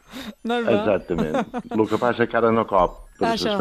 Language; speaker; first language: Catalan; native; Catalan